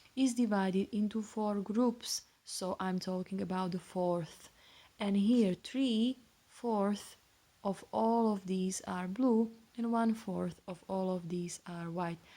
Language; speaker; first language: English; non-native, fluent; Slovak